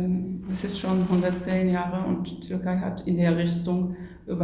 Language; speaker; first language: German; non-native, fluent; Turkish